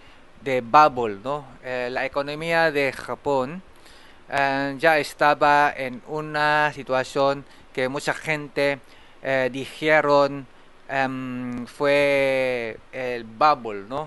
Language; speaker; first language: Spanish; non-native, fluent; Japanese